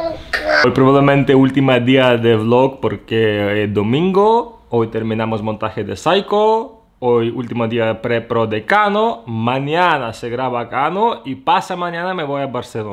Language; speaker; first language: Spanish; non-native, fluent; Russian